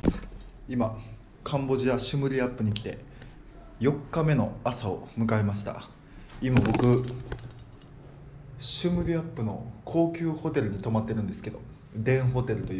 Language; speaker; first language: Japanese; native; Japanese